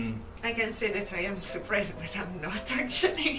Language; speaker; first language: English; non-native, fluent; Italian